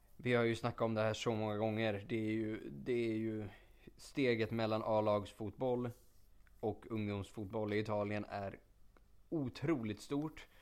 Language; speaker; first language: Swedish; native; Swedish